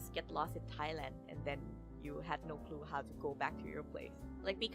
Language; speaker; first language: English; non-native, fluent; Thai